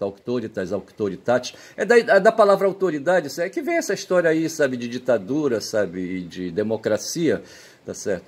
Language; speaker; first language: Portuguese; native; Portuguese